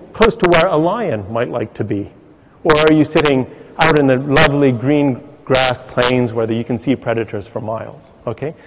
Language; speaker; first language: English; native; English